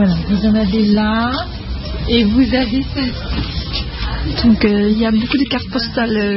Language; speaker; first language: French; non-native, fluent; Russian